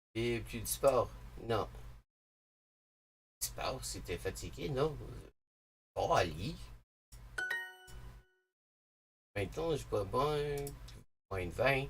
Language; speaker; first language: French; non-native, learner; English